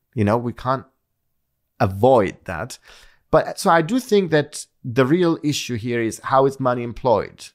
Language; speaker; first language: English; non-native, fluent; Italian